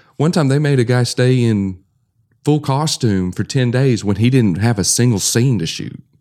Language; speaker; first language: English; native; English